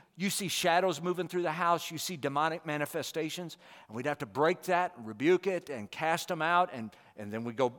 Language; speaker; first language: English; native; English